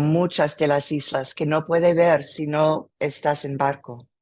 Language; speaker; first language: Spanish; non-native, learner; English